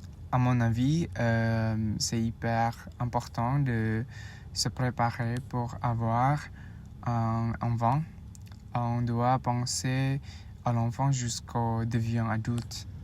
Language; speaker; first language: French; non-native, learner; Indonesian